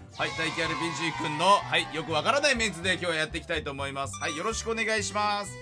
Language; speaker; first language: Japanese; native; Japanese